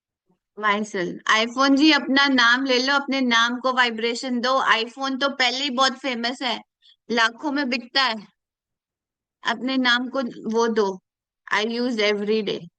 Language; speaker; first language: Hindi; native; Hindi